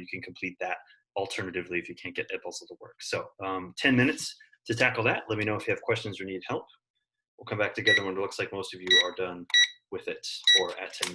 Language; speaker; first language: English; native; English